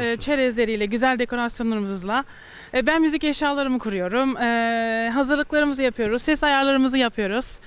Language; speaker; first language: Turkish; early bilingual, heritage; Turkish